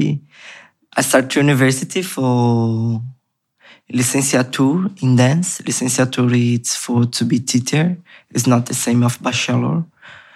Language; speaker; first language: English; non-native, learner; Portuguese